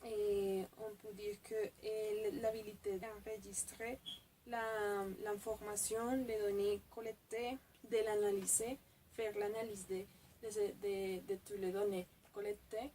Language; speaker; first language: French; non-native, fluent; Spanish